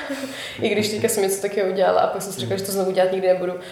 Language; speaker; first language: Czech; non-native, local second language; Russian